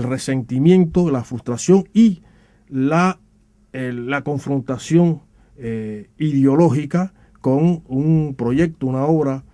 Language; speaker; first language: Spanish; native; Spanish